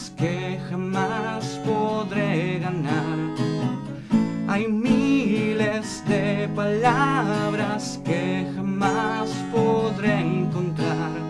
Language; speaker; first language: Spanish; native; Spanish